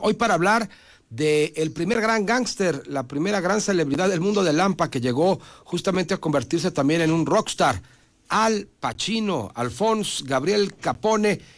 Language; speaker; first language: Spanish; native; Spanish